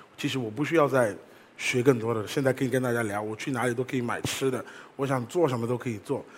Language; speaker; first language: Chinese; non-native, fluent; English